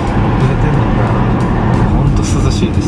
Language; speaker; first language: Japanese; native; Japanese